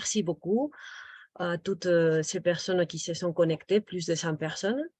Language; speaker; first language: French; non-native, local second language; Spanish